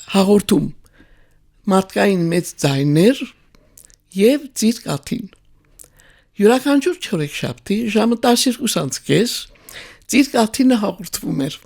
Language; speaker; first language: Armenian; native; Armenian